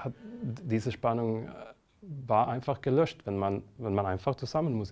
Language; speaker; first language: German; non-native, fluent; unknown